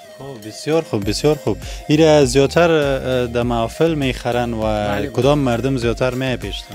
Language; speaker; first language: Persian; non-native, local second language; Pashto